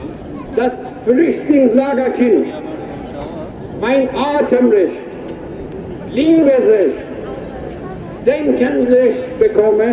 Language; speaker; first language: German; non-native, fluent; Persian